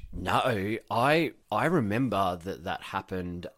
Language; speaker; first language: English; native; English